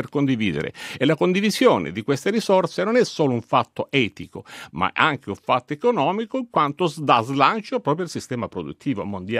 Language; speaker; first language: Italian; native; Italian